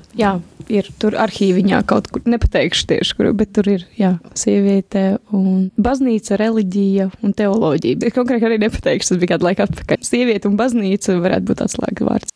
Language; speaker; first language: Latvian; early bilingual, heritage; Latvian